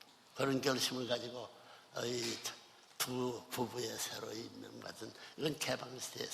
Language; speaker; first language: Korean; native; Korean